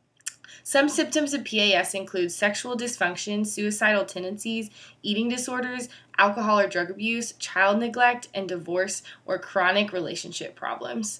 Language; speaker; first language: English; native; English